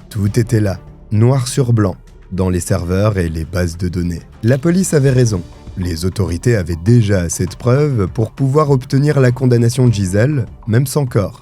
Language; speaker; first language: French; native; French